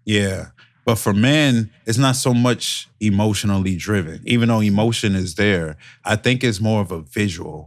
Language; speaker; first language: English; native; English